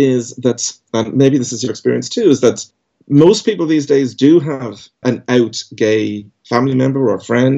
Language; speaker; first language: English; native; English